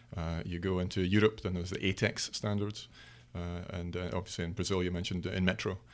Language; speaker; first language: English; native; English